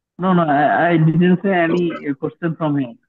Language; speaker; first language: English; non-native, learner; Bangla